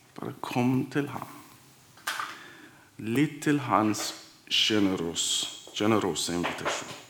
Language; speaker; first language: Norwegian; non-native, fluent; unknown